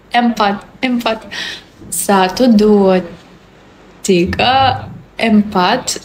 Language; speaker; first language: Indonesian; non-native, learner; Russian